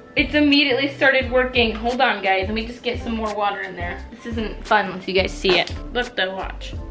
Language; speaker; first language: English; native; English